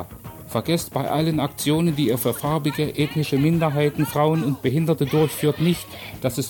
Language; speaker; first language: German; native; German